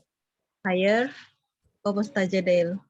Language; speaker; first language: Turkish; non-native, learner; Indonesian